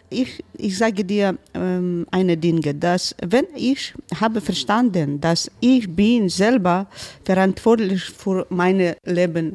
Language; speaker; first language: German; non-native, learner; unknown